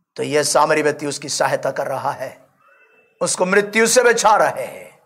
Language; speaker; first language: Hindi; non-native, local second language; Malayalam